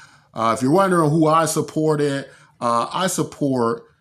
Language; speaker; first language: English; native; English